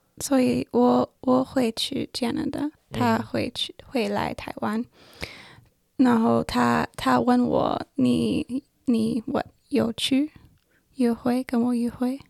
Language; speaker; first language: Chinese; non-native, learner; English